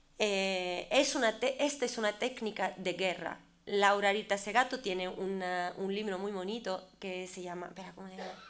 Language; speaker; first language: Spanish; non-native, fluent; Italian